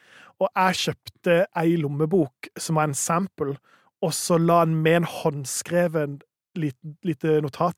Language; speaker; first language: Norwegian; native; Norwegian